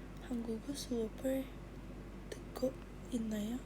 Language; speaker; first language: Korean; non-native, learner; Indonesian